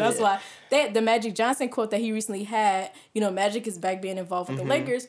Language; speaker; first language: English; native; English